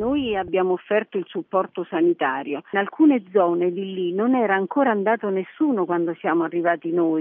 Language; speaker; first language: Italian; native; Italian